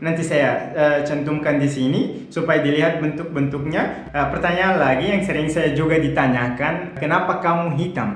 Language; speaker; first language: Indonesian; non-native, fluent; Arabic